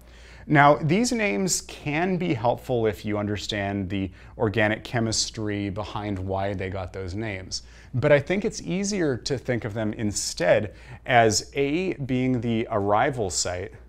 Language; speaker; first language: English; native; English